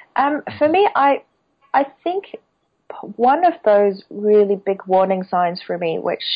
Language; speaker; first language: English; non-native, local second language; Cantonese